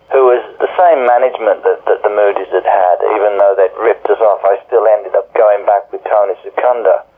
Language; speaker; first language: English; native; English